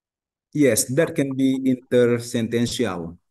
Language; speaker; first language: English; non-native, learner; Indonesian